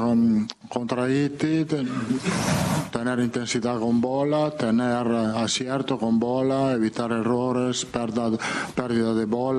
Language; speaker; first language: Portuguese; non-native, fluent; Italian